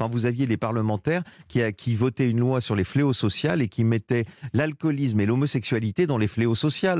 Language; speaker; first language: French; native; French